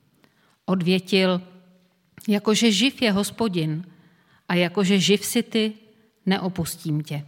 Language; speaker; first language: Czech; native; Czech